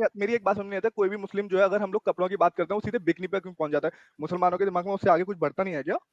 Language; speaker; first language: Hindi; native; Hindi